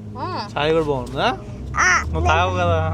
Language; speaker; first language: Telugu; native; Telugu